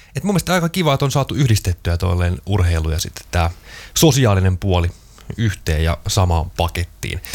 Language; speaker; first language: Finnish; native; Finnish